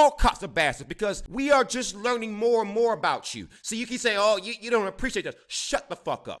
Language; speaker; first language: English; native; English